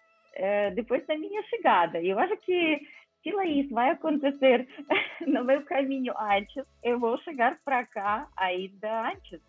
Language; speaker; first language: Portuguese; non-native, fluent; Ukrainian